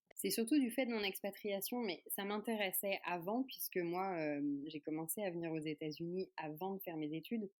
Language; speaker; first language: French; native; French